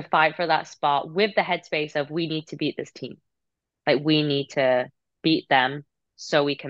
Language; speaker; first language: English; native; English